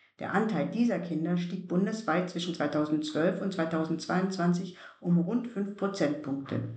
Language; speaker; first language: German; native; German